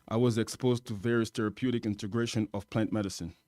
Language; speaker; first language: English; non-native, fluent; French